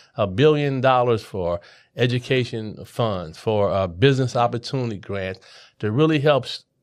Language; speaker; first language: English; native; English